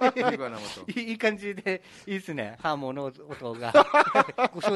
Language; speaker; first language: Japanese; native; Japanese